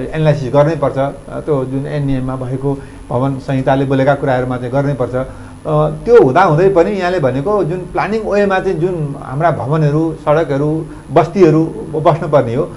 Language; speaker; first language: Nepali; native; Nepali